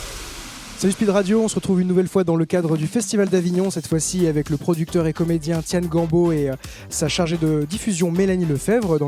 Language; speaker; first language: French; native; French